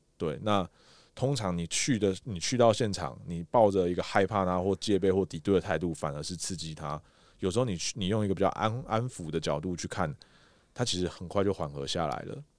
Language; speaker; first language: Chinese; native; Chinese